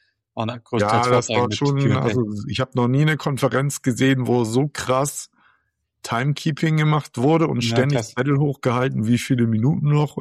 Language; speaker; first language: German; native; German